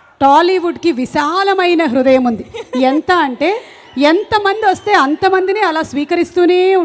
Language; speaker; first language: Telugu; native; Telugu